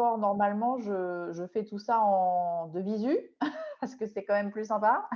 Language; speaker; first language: French; native; French